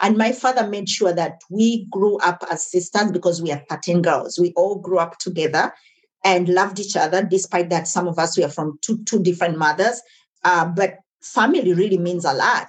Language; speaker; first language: English; non-native, local second language; Ganda